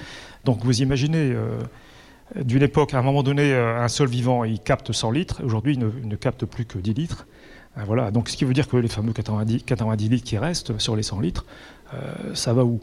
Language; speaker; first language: French; native; French